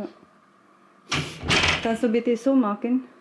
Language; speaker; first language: German; non-native, learner; Filipino